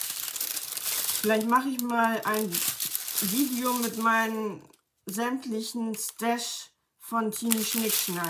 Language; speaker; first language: German; native; German